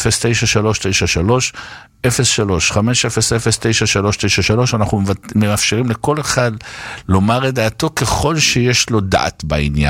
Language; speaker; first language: Hebrew; native; Hebrew